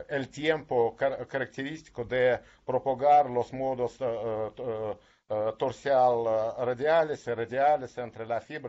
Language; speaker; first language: Spanish; non-native, learner; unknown